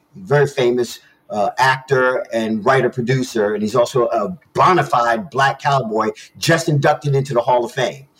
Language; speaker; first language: English; native; English